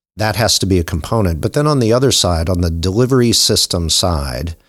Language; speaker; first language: English; native; English